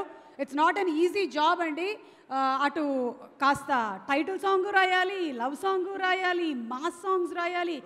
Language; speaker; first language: Telugu; native; Telugu